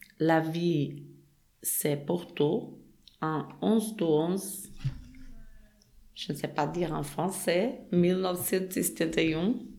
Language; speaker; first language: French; non-native, learner; Portuguese